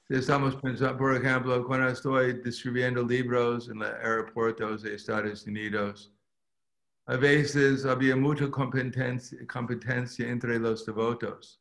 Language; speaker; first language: Spanish; non-native, fluent; English